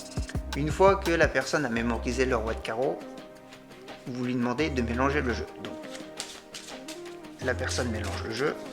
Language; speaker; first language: French; native; French